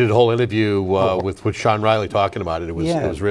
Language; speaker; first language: English; native; English